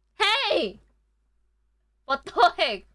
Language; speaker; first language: English; non-native, learner; Korean